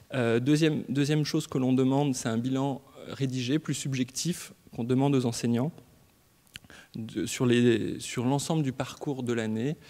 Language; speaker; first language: French; native; French